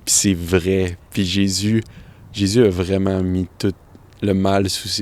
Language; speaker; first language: French; native; French